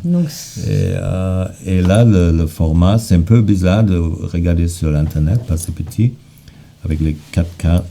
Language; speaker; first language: French; non-native, fluent; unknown